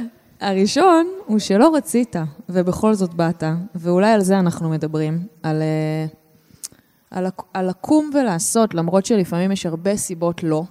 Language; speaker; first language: Hebrew; native; Hebrew